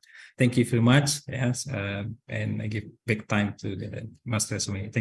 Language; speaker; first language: English; non-native, learner; Indonesian